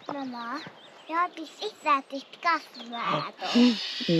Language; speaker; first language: Swedish; early bilingual, heritage; English